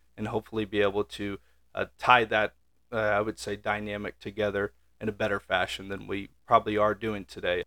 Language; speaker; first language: English; native; English